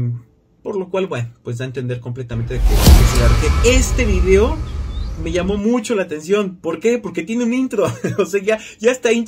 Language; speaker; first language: Spanish; native; Spanish